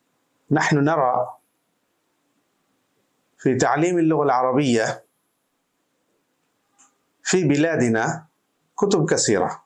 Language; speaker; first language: Arabic; non-native, fluent; Bangla